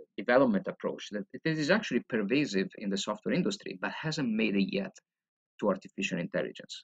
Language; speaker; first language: English; non-native, fluent; Italian